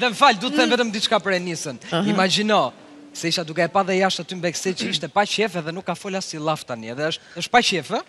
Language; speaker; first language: Albanian; native; Albanian